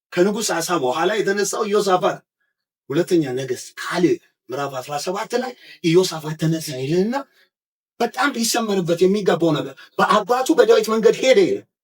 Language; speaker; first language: Amharic; native; Amharic